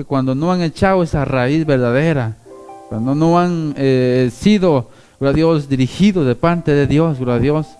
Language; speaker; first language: Spanish; native; Spanish